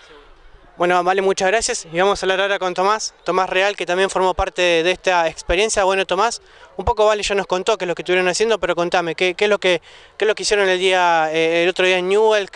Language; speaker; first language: Spanish; native; Spanish